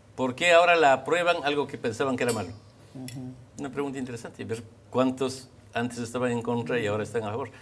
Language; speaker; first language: Spanish; native; Spanish